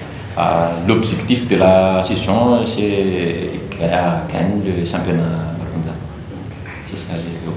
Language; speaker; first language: French; non-native, learner; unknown